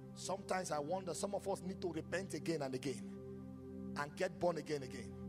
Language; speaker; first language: English; non-native, local second language; Yoruba